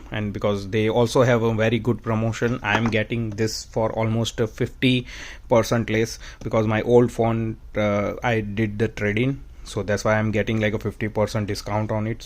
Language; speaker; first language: English; non-native, fluent; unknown